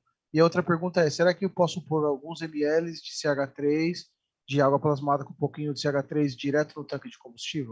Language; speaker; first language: Portuguese; native; Portuguese